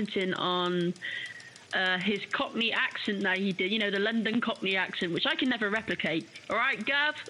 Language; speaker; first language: English; native; English